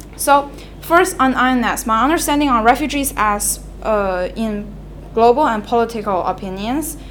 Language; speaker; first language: English; non-native, fluent; Chinese